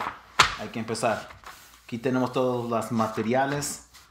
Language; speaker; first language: Spanish; early bilingual, heritage; Spanish